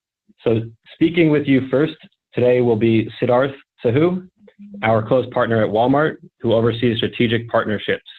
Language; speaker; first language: English; native; English